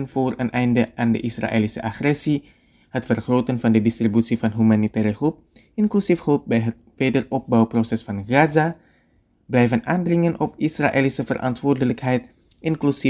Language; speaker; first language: Dutch; non-native, fluent; Indonesian